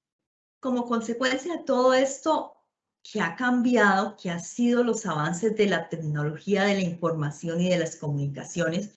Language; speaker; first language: Spanish; native; Spanish